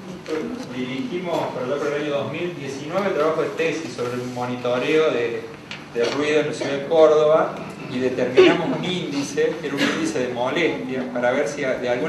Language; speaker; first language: Spanish; native; Spanish